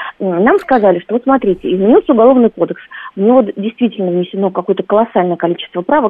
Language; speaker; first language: Russian; native; Russian